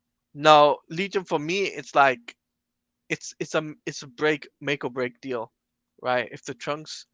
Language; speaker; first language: English; native; English